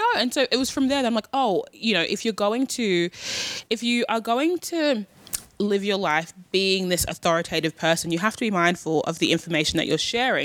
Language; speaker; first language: English; native; English